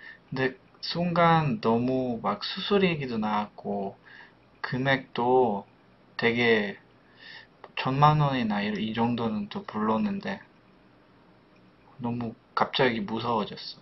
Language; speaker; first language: Korean; non-native, fluent; Polish